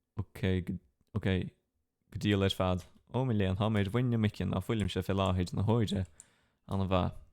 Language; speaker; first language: Irish; non-native, local second language; English